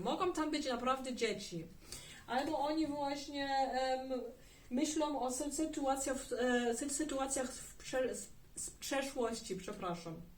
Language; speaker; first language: Polish; early bilingual, heritage; German